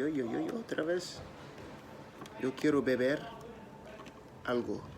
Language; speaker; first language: Spanish; non-native, learner; Wolof